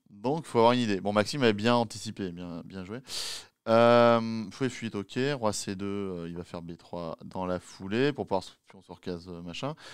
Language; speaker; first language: French; native; French